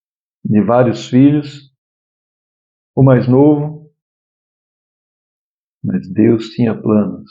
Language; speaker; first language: Portuguese; native; Portuguese